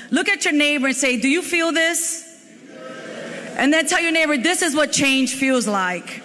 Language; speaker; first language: English; native; English